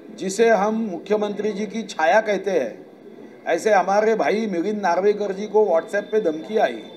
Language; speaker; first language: Hindi; non-native, local second language; Marathi